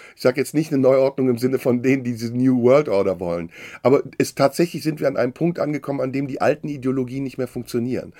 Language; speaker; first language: German; early bilingual, other home language; Turkish